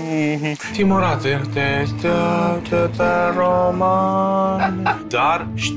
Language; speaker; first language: Romanian; native; Romanian